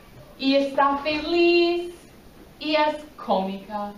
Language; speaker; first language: Spanish; non-native, fluent; English